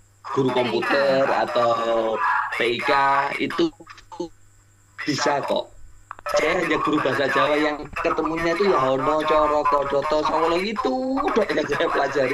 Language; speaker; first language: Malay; non-native, local second language; Javanese